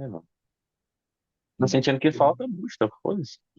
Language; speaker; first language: Portuguese; native; Portuguese